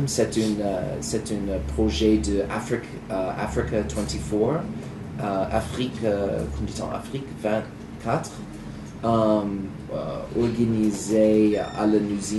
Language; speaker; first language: French; non-native, learner; English